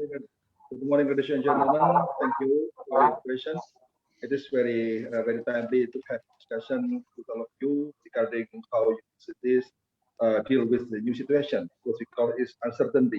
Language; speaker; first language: English; non-native, fluent; Indonesian